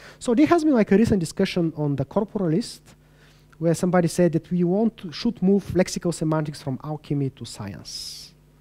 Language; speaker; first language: English; non-native, fluent; Bulgarian